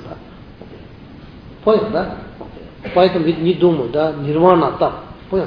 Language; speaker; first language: Russian; non-native, learner; Tibetan